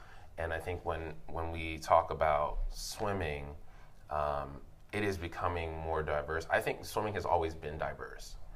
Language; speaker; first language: English; native; English